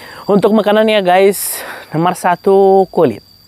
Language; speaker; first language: Indonesian; non-native, fluent; Arabic